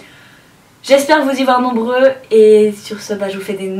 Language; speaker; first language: French; native; French